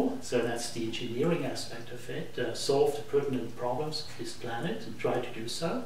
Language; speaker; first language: English; non-native, fluent; German